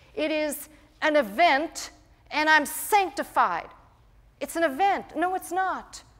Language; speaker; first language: English; native; English